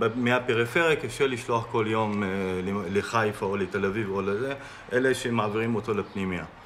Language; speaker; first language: Hebrew; non-native, local second language; Adyghe